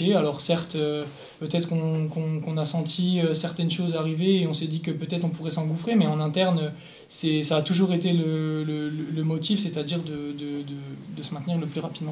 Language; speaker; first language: French; native; French